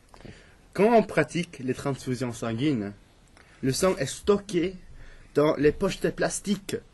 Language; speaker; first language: French; non-native, fluent; English